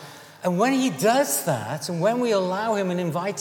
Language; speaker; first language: English; native; English